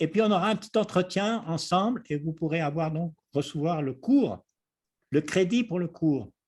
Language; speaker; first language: French; native; French